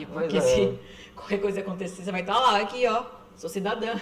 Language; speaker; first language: Portuguese; native; Portuguese